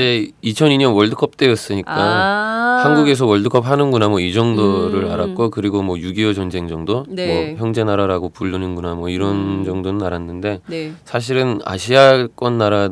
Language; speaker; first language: Korean; non-native, fluent; Turkish